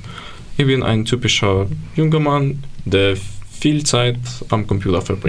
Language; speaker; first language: German; non-native, fluent; Ukrainian